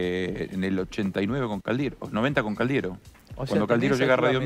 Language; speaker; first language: Spanish; native; Spanish